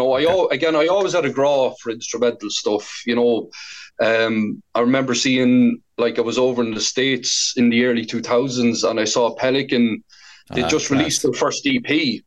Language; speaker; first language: English; native; English